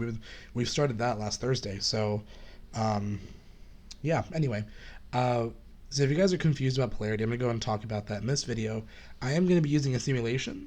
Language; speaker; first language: English; native; English